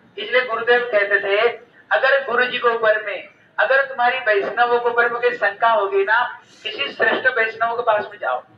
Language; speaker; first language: Hindi; native; Hindi